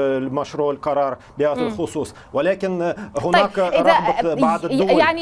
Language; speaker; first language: Arabic; non-native, fluent; Russian